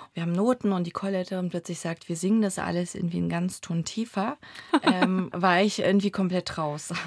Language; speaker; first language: German; early bilingual, other home language; Russian